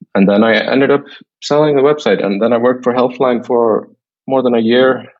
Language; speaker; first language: English; non-native, fluent; Icelandic